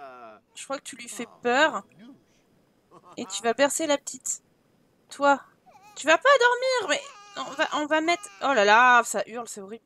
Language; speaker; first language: French; native; French